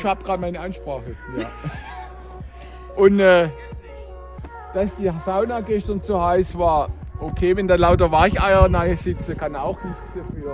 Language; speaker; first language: German; native; German